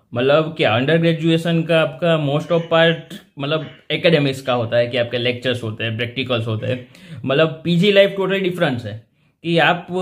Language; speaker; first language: Hindi; non-native, local second language; Gujarati